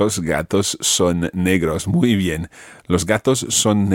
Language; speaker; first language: Spanish; non-native, fluent; English